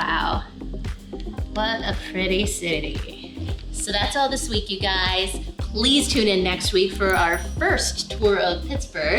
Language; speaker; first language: English; native; English